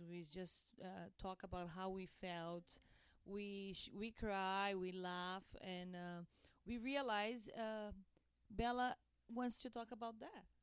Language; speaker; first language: English; non-native, learner; Portuguese